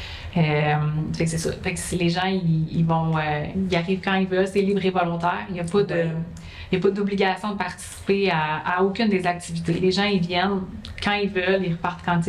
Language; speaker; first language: French; native; French